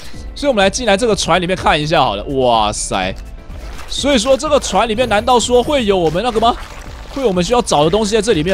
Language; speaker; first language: Chinese; native; Chinese